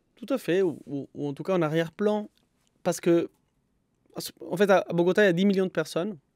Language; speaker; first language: French; non-native, fluent; Spanish